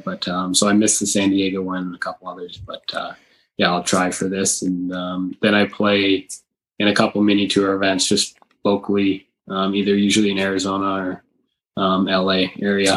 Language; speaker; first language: English; native; English